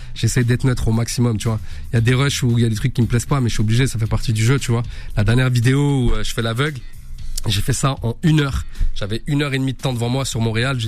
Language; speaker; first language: French; early bilingual, other home language; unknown